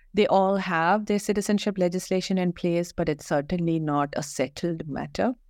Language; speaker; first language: English; non-native, local second language; Malayalam